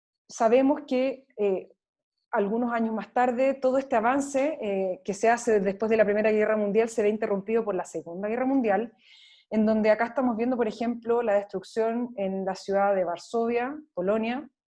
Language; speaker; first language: Spanish; native; Spanish